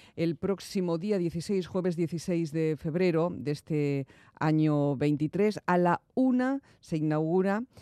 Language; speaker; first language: Spanish; native; Spanish